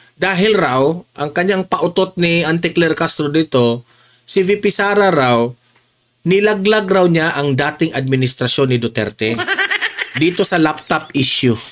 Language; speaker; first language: Filipino; non-native, local second language; Cebuano